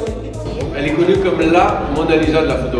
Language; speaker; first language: French; native; French